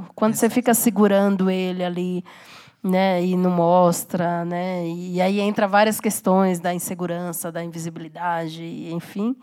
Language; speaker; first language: Portuguese; native; Portuguese